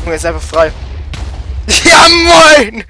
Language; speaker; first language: German; native; German